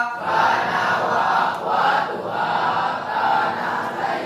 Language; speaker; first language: Arabic; non-native, learner; Indonesian